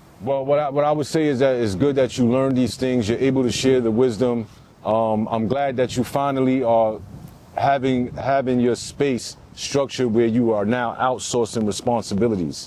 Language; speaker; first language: English; native; English